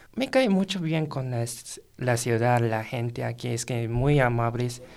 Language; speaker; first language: Spanish; non-native, learner; Japanese